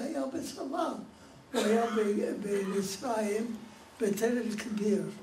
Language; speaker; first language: Hebrew; non-native, fluent; Polish